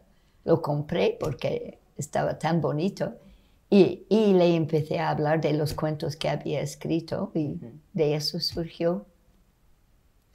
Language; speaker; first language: Spanish; non-native, fluent; English